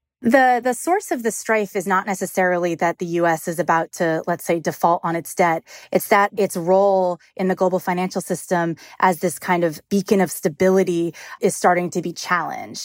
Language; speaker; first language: English; native; English